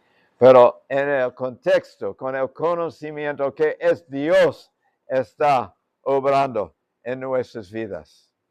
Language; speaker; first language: Spanish; non-native, fluent; English